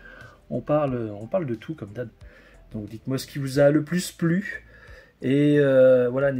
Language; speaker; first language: French; native; French